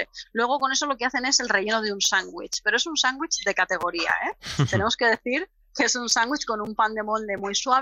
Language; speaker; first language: Spanish; native; Spanish